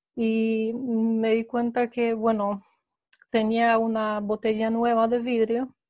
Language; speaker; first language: Spanish; non-native, fluent; Polish